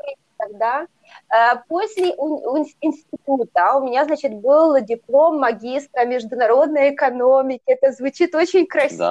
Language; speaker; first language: Russian; native; Russian